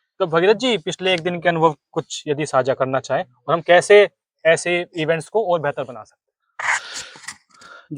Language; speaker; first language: Hindi; native; Hindi